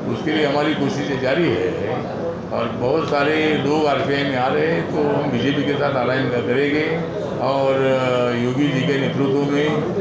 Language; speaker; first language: Hindi; non-native, local second language; Marathi